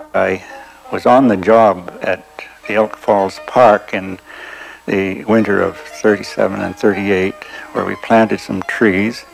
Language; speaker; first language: English; native; English